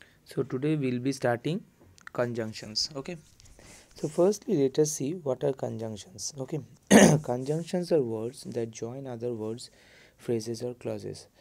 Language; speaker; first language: English; non-native, local second language; Bangla